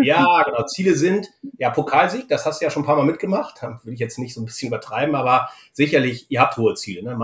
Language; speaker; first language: German; native; German